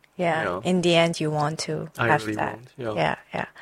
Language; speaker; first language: English; non-native, fluent; Chinese